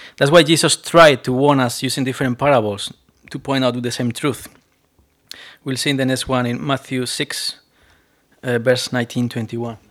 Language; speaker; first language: English; non-native, fluent; Spanish